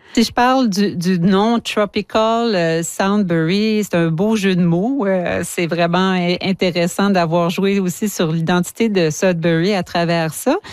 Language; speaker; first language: French; native; French